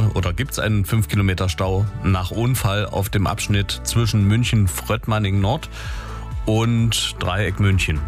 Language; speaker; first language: German; native; German